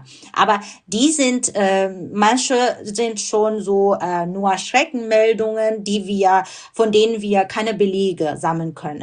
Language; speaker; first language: German; non-native, fluent; Burmese